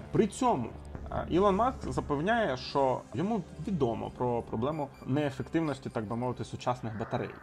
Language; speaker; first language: Ukrainian; non-native, local second language; Russian